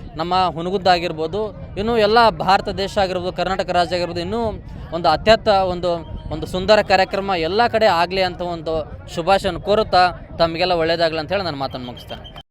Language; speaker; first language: Kannada; native; Kannada